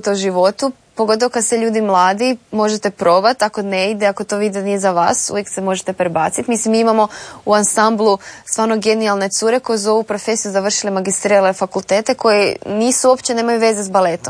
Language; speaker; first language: Serbian; native; Serbian